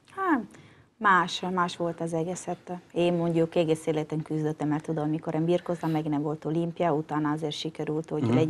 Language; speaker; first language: Hungarian; non-native, learner; Italian